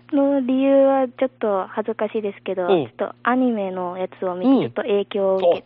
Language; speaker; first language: Japanese; native; Japanese